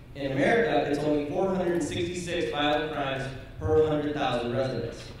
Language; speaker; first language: English; native; English